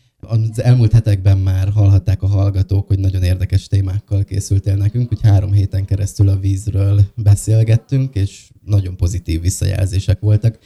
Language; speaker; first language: Hungarian; native; Hungarian